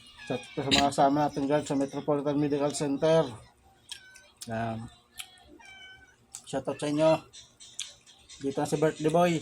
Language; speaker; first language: Filipino; native; Filipino